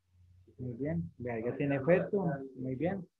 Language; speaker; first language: Spanish; native; Spanish